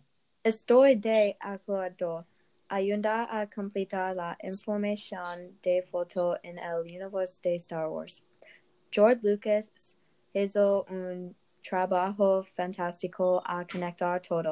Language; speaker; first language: Spanish; non-native, learner; English